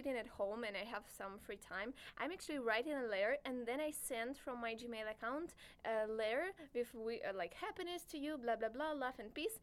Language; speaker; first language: English; non-native, learner; Russian